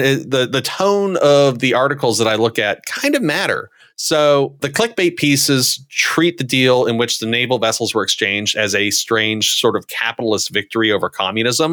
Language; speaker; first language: English; native; English